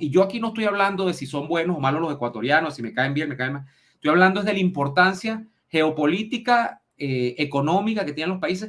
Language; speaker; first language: Spanish; native; Spanish